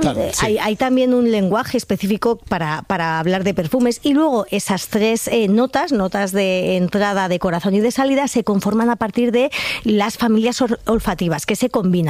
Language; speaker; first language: Spanish; native; Spanish